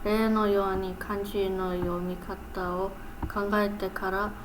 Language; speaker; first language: Japanese; non-native, learner; English